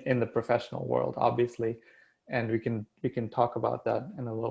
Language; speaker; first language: English; non-native, fluent; German